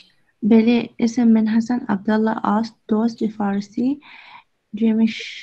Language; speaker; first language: Persian; non-native, learner; Arabic